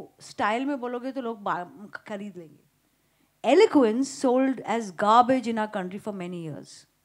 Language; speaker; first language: Hindi; native; Hindi